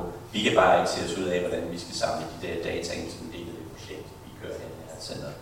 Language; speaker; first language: Danish; native; Danish